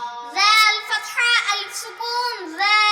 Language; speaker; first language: Arabic; non-native, learner; Bangla